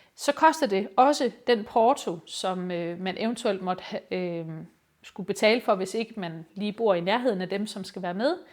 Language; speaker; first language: Danish; native; Danish